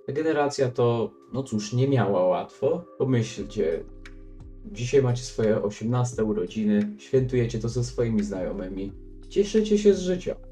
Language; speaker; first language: Polish; native; Polish